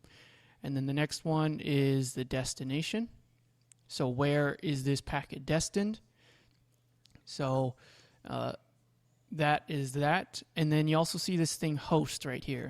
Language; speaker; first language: English; native; English